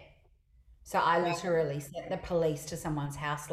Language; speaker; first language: English; native; English